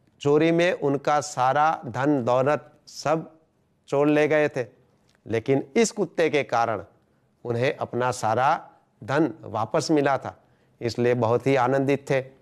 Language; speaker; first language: Hindi; non-native, local second language; Gujarati